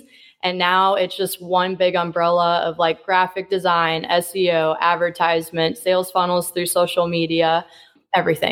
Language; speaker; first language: English; native; English